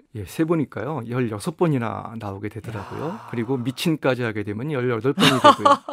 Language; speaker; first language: Korean; native; Korean